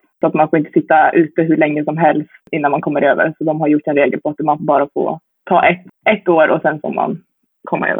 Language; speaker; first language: Swedish; native; Swedish